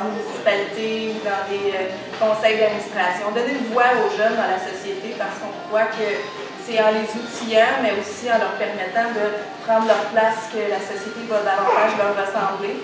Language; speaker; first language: French; native; French